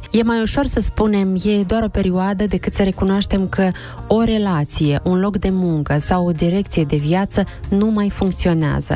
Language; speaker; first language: Romanian; native; Romanian